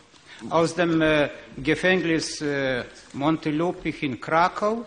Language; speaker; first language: German; non-native, learner; Ukrainian